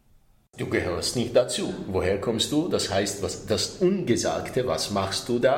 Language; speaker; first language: German; non-native, fluent; Arabic